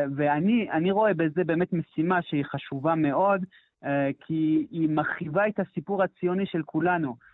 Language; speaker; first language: Hebrew; non-native, fluent; French